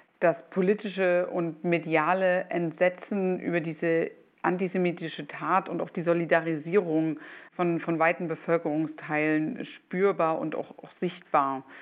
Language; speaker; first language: German; native; German